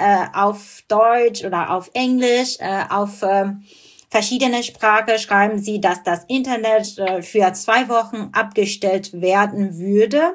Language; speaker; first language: German; non-native, fluent; Burmese